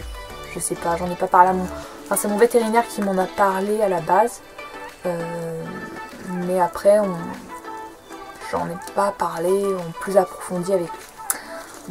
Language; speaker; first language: French; native; French